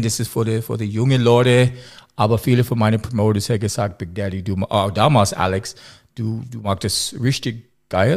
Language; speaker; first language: German; non-native, learner; English